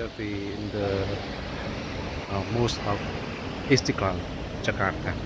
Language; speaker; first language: English; non-native, learner; Indonesian